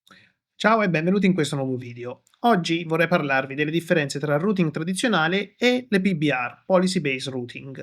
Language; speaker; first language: Italian; native; Italian